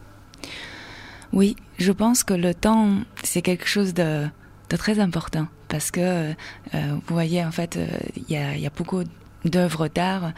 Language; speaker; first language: French; non-native, fluent; Chinese